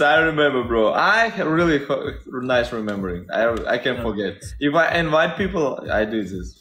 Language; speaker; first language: English; non-native, learner; Russian